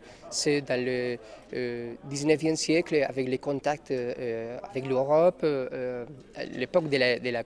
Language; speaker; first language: French; non-native, learner; Spanish